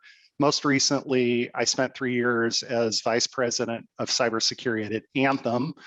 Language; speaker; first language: English; native; English